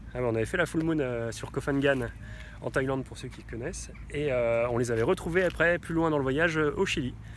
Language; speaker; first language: French; native; French